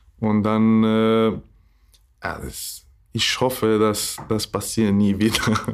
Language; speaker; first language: German; non-native, learner; Bosnian